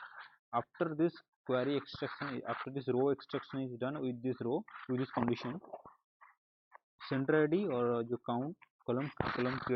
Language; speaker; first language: English; non-native, local second language; Hindi